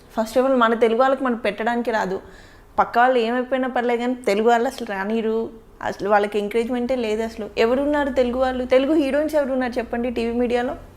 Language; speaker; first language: Telugu; native; Telugu